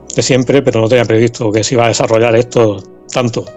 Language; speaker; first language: Spanish; native; Spanish